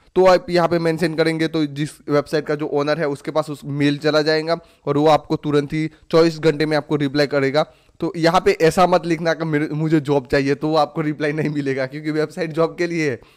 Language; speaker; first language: Hindi; non-native, local second language; Gujarati